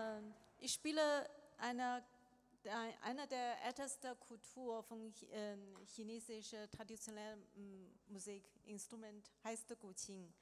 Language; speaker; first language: German; non-native, learner; Chinese